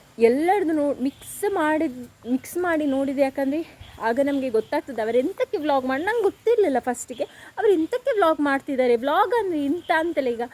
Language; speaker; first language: Kannada; non-native, local second language; Tulu